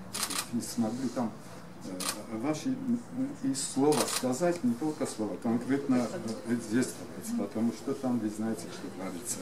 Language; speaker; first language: Russian; non-native, fluent; Armenian